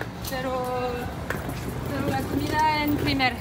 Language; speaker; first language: Spanish; non-native, learner; French